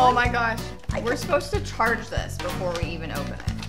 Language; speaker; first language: English; native; English